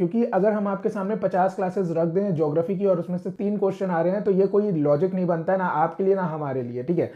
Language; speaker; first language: Hindi; non-native, local second language; Punjabi